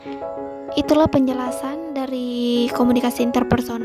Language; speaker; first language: Indonesian; native; Indonesian